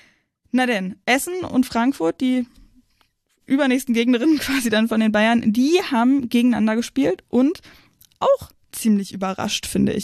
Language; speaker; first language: German; native; German